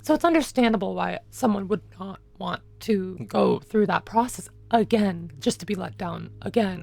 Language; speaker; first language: English; native; English